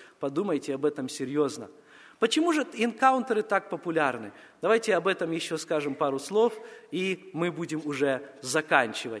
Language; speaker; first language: Russian; native; Russian